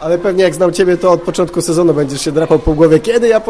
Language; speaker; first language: Polish; native; Polish